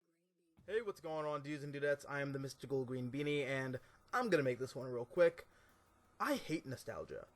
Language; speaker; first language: English; native; English